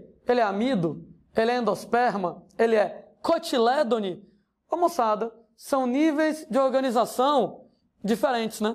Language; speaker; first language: Portuguese; native; Portuguese